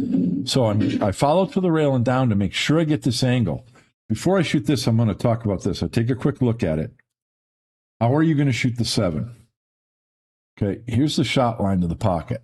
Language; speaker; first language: English; native; English